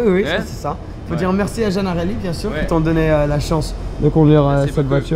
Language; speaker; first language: French; native; French